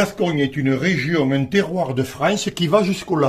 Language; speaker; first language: French; native; French